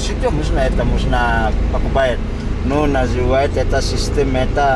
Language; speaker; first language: Russian; non-native, learner; Indonesian